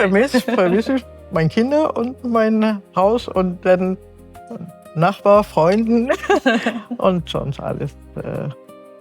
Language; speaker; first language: German; non-native, learner; Arabic